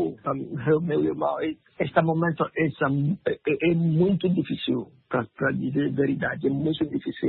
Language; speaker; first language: Portuguese; non-native, learner; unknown